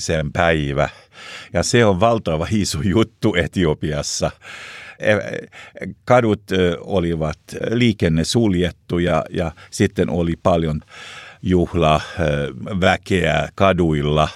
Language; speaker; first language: Finnish; non-native, local second language; Swedish